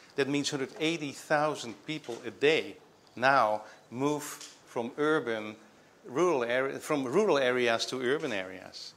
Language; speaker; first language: English; non-native, fluent; Dutch